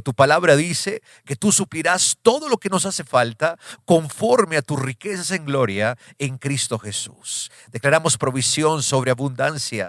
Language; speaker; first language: Spanish; native; Spanish